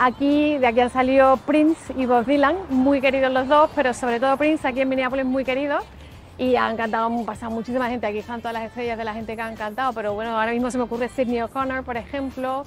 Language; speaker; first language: Spanish; native; Spanish